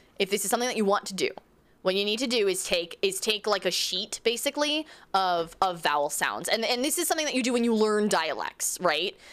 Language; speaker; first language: English; native; English